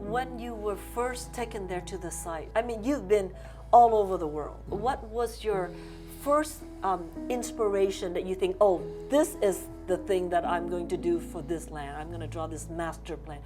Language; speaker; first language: English; non-native, fluent; Vietnamese